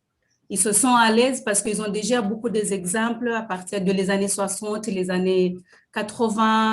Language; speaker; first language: French; non-native, fluent; Swahili